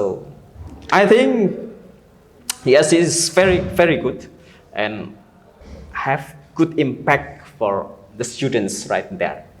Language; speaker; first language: English; non-native, learner; Indonesian